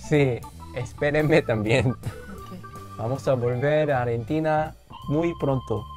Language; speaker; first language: Spanish; non-native, learner; Korean